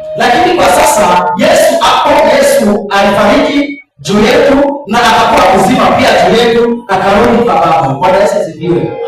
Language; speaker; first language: Swahili; non-native, local second language; Rundi